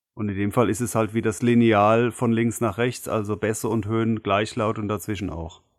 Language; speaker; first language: German; native; German